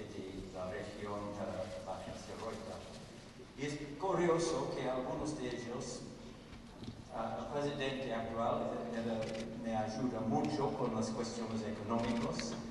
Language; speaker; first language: Spanish; non-native, fluent; English